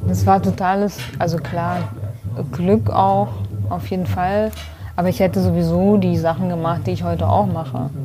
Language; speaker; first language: German; early bilingual, other home language; Kurdish